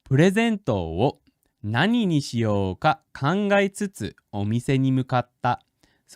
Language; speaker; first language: Japanese; non-native, fluent; English